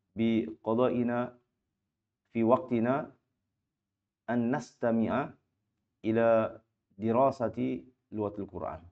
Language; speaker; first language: Arabic; non-native, fluent; Malay